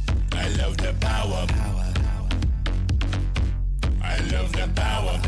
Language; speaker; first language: English; native; English